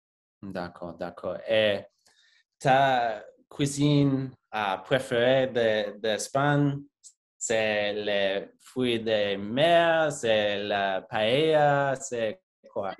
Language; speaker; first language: French; non-native, learner; English